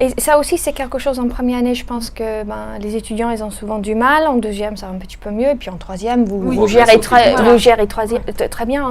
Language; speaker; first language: French; native; French